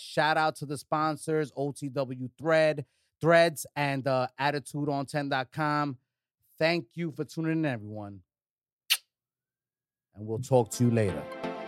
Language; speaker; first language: English; early bilingual, other home language; Spanish